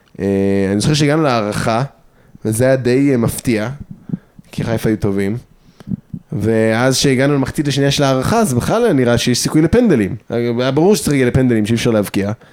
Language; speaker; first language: Hebrew; early bilingual, other home language; English